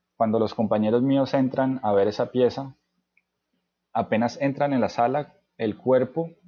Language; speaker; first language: Spanish; native; Spanish